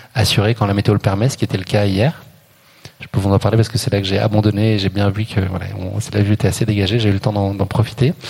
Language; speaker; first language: French; native; French